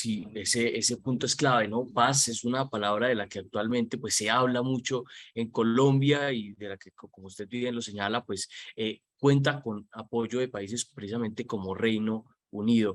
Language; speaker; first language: Spanish; native; Spanish